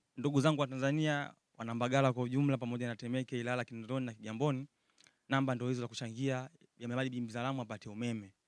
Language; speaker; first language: Swahili; native; Swahili